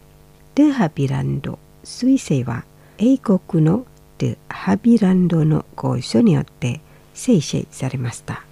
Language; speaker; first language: Japanese; non-native, fluent; Indonesian